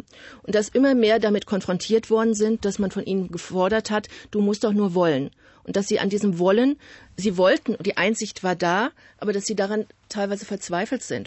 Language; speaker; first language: German; native; German